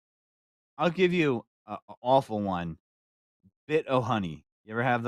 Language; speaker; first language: English; native; English